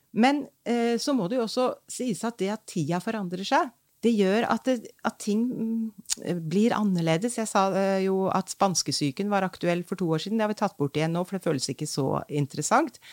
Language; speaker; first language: Norwegian; native; Norwegian